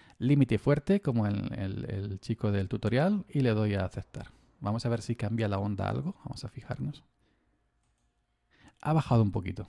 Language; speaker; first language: Spanish; native; Spanish